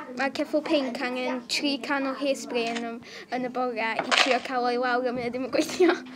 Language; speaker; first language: Welsh; native; Welsh